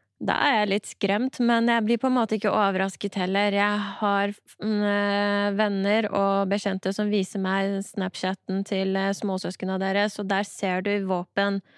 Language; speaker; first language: Norwegian; early bilingual, other home language; Persian